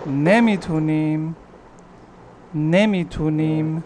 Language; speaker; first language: Persian; non-native, fluent; Urdu